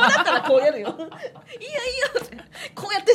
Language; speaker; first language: Japanese; native; Japanese